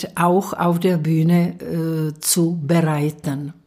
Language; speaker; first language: German; non-native, fluent; Czech